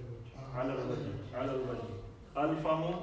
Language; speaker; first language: Arabic; non-native, fluent; Urdu